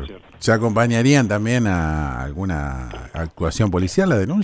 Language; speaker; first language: Spanish; native; Spanish